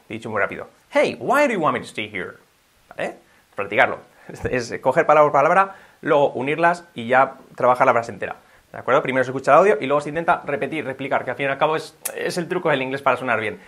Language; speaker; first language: Spanish; native; Spanish